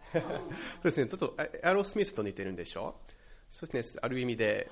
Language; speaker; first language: Japanese; non-native, fluent; English